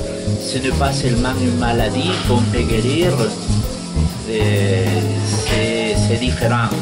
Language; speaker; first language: French; non-native, fluent; Spanish